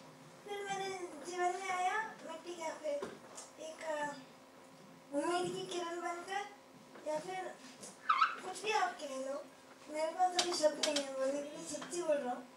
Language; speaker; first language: Hindi; non-native, local second language; Kannada